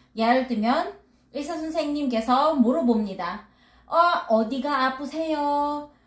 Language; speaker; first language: Korean; non-native, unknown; Filipino